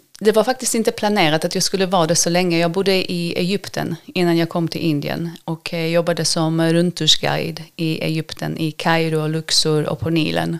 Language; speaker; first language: Swedish; early bilingual, other home language; Polish